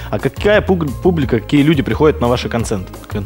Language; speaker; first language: Russian; native; Russian